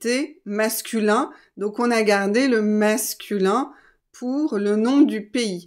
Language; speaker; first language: French; native; French